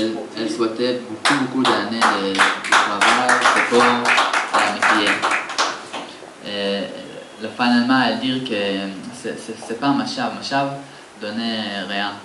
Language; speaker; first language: French; non-native, learner; Hebrew